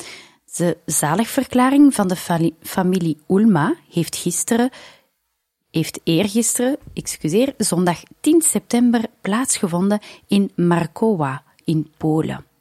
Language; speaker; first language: Dutch; native; Dutch